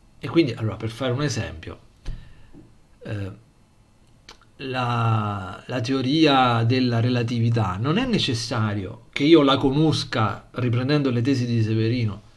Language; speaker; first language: Italian; native; Italian